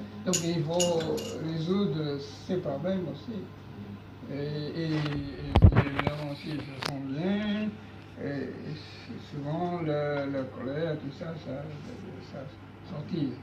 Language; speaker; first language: French; non-native, learner; Japanese